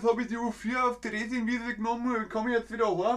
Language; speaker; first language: German; native; German